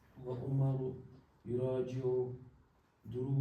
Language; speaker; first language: Arabic; non-native, learner; Urdu